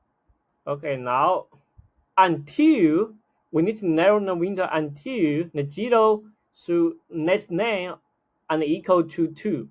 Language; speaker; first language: English; non-native, fluent; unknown